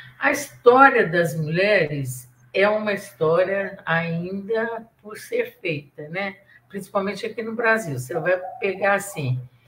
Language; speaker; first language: Portuguese; native; Portuguese